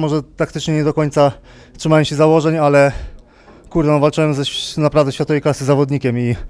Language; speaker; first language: Polish; native; Polish